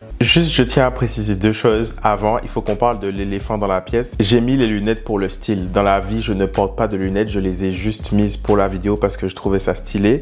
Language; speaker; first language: French; native; French